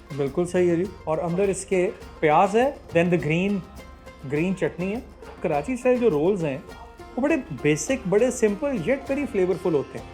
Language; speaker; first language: Urdu; native; Urdu